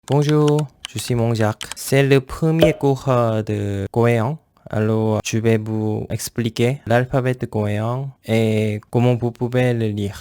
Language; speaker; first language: French; non-native, fluent; Korean